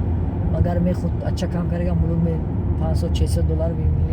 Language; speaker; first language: Hindi; non-native, learner; Tajik